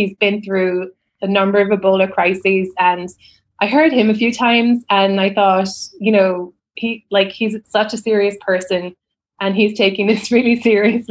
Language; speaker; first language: English; native; English